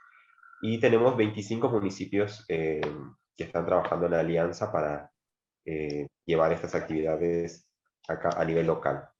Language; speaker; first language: Spanish; native; Spanish